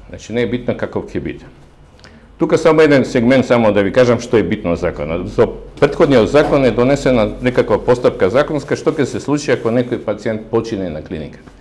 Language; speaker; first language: Macedonian; native; Macedonian